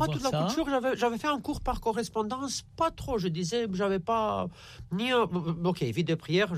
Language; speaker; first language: French; non-native, fluent; Romanian